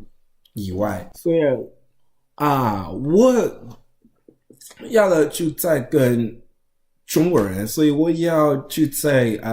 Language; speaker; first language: Chinese; non-native, learner; English